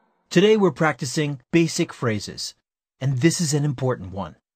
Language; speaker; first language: English; native; English